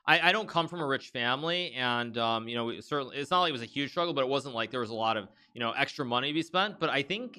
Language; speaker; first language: English; native; English